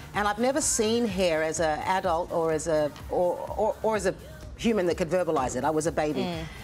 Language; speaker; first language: English; native; English